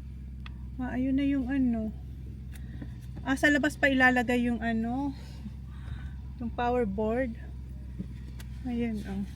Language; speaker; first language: Filipino; native; Filipino